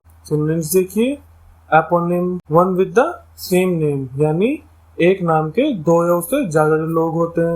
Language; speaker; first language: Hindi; native; Hindi